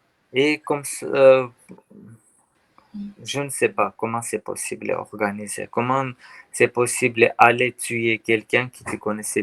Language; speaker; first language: French; non-native, learner; Armenian